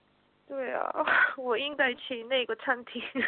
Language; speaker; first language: Chinese; non-native, learner; Korean